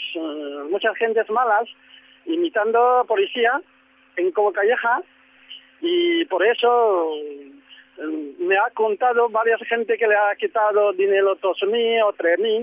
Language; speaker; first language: Spanish; non-native, learner; Chinese